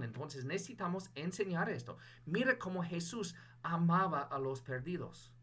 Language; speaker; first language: Spanish; non-native, fluent; English